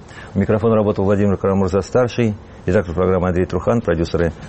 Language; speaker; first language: Russian; native; Russian